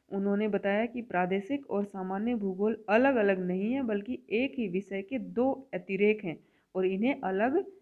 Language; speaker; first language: Hindi; native; Hindi